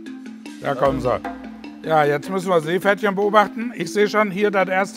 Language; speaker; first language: German; native; German